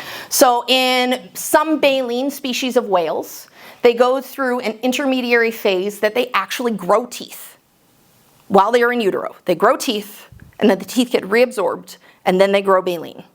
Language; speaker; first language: English; native; English